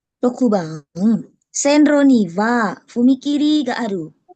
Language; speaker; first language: Japanese; non-native, learner; Indonesian